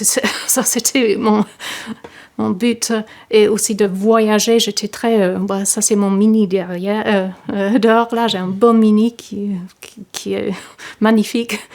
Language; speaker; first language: French; non-native, fluent; English